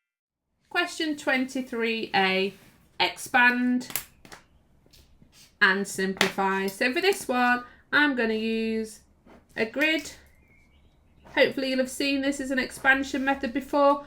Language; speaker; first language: English; native; English